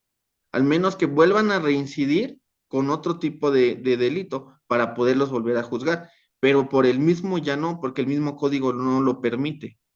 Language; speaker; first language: Spanish; native; Spanish